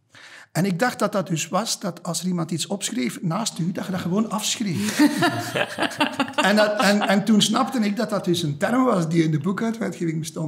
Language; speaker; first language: Dutch; native; Dutch